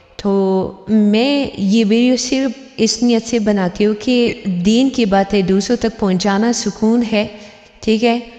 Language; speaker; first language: Urdu; early bilingual, heritage; Urdu